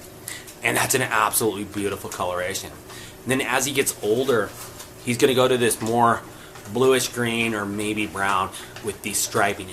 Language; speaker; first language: English; native; English